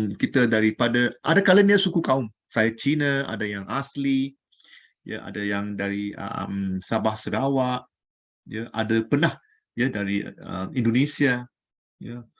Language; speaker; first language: Malay; non-native, local second language; Chinese